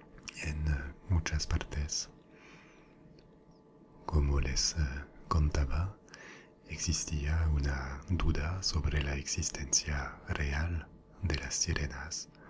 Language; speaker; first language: Spanish; non-native, fluent; French